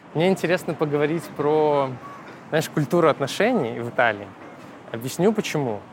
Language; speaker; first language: Russian; native; Russian